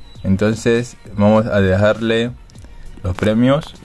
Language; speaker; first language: Spanish; native; Spanish